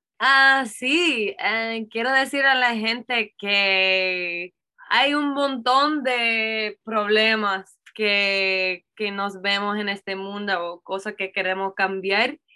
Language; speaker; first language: Spanish; non-native, learner; English